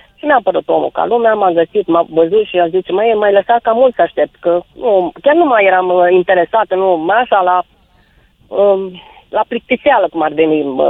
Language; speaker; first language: Romanian; native; Romanian